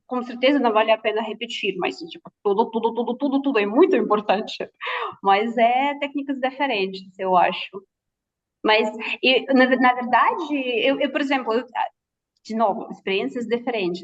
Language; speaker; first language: Portuguese; non-native, fluent; Russian